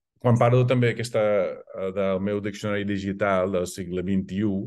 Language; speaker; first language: Catalan; non-native, fluent; English